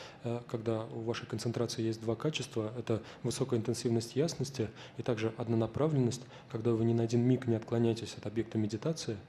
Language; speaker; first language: Russian; native; Russian